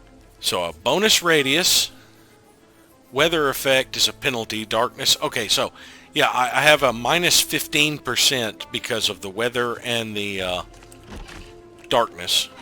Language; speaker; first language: English; native; English